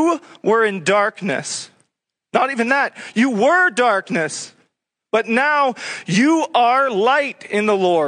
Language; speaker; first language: English; native; English